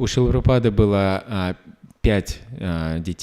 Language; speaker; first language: Russian; native; Russian